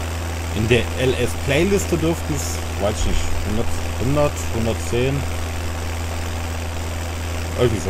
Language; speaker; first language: German; native; German